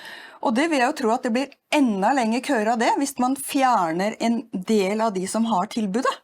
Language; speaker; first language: Norwegian; native; Norwegian